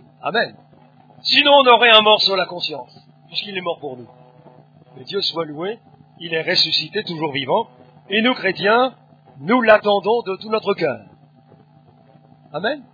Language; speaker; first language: French; native; French